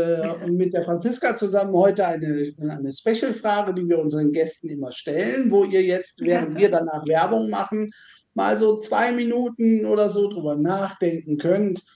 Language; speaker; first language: German; native; German